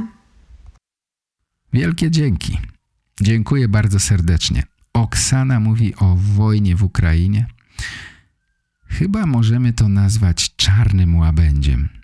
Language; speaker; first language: Polish; native; Polish